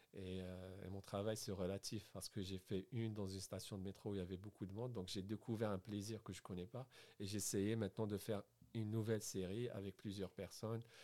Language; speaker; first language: French; non-native, local second language; Arabic